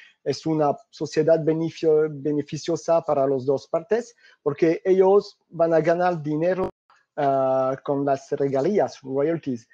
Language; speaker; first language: Spanish; non-native, fluent; French